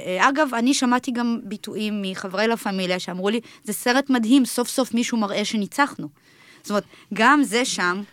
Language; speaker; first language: Hebrew; early bilingual, other home language; Russian